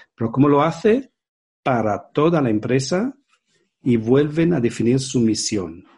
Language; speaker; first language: Spanish; non-native, fluent; Italian